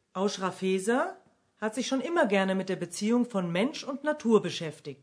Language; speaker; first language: German; native; German